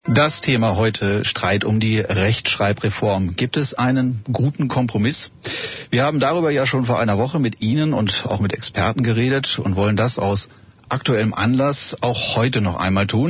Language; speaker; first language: German; native; German